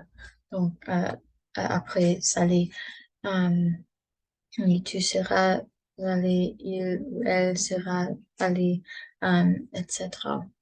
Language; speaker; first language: French; non-native, learner; English